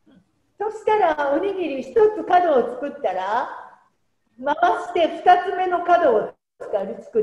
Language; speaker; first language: Japanese; non-native, fluent; Indonesian